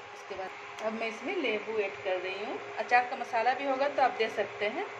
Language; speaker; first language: Hindi; non-native, local second language; Bangla